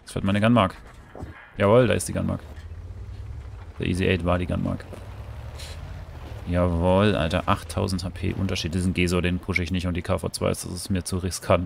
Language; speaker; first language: German; native; German